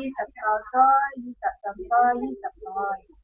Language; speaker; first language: Cantonese; non-native, learner; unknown